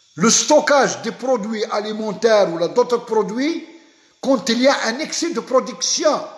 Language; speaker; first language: French; non-native, local second language; Arabic